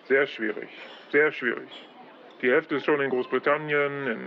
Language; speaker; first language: German; non-native, fluent; Polish